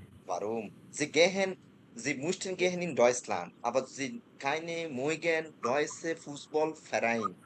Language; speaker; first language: German; non-native, fluent; Bangla